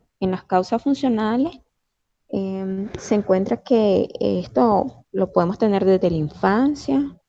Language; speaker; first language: Spanish; native; Spanish